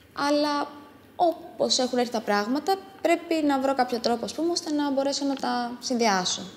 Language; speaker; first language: Greek; early bilingual, other home language; Amharic